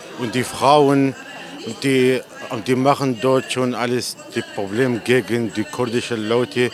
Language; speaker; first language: German; non-native, learner; Kurdish